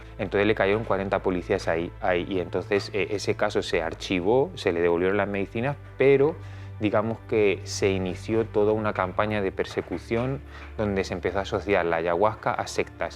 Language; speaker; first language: Spanish; native; Spanish